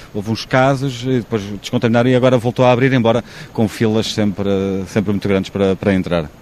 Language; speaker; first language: Portuguese; native; Portuguese